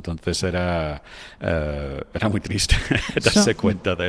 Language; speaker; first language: Spanish; non-native, fluent; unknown